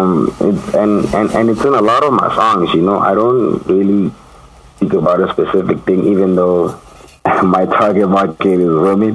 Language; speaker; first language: English; non-native, local second language; Tswana